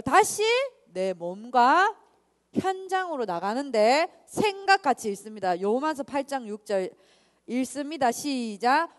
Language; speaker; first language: Korean; native; Korean